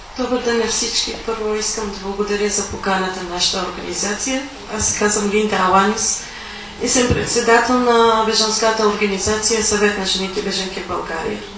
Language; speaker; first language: Bulgarian; non-native, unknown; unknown